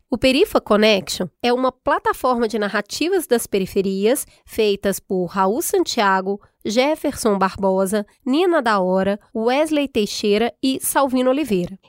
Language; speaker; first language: Portuguese; native; Portuguese